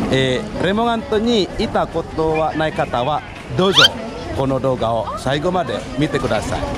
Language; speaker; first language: Japanese; non-native, fluent; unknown